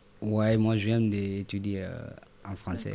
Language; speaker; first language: French; non-native, local second language; Mandingo